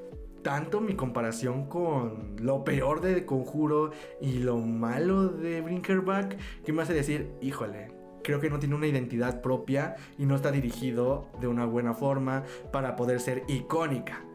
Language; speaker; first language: Spanish; native; Spanish